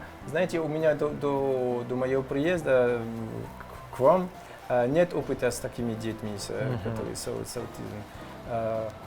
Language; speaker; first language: Russian; non-native, learner; French